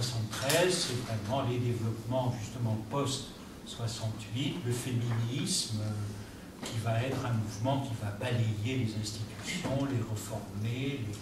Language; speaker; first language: French; native; French